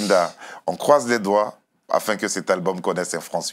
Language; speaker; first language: French; native; French